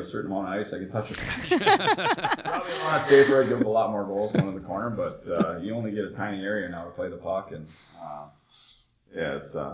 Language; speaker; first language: English; native; English